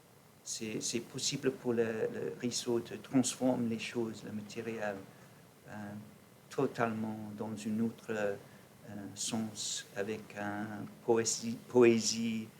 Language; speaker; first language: French; non-native, learner; English